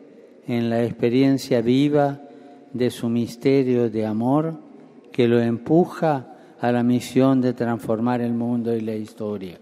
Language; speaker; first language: Spanish; native; Spanish